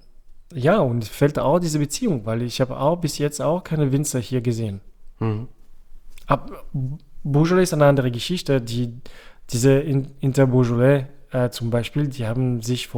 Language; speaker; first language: German; non-native, fluent; French